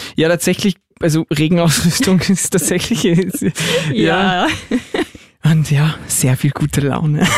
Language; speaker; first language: German; native; German